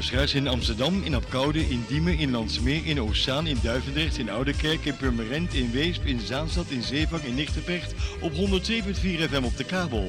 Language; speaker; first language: Dutch; native; Dutch